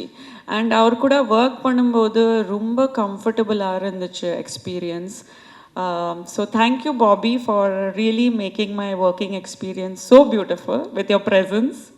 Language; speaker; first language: Tamil; non-native, fluent; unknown